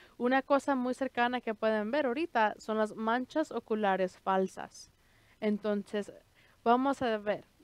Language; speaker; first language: Spanish; early bilingual, heritage; Spanish